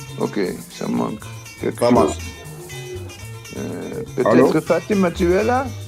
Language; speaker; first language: French; non-native, fluent; Dutch